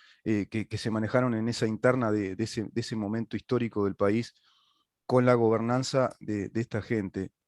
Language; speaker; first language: Spanish; native; Spanish